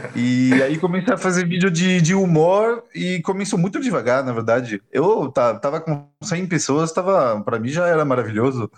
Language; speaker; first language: Portuguese; non-native, fluent; French